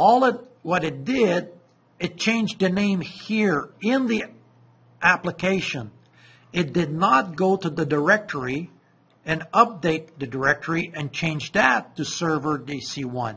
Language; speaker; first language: English; non-native, fluent; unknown